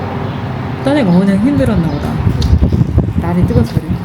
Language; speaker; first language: Korean; native; Korean